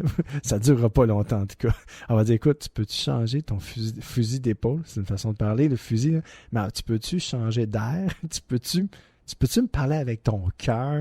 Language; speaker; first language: French; native; French